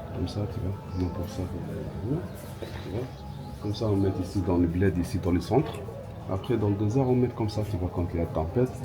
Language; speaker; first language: French; non-native, local second language; Arabic